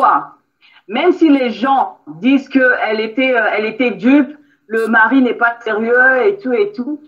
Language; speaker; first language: French; non-native, local second language; Lingala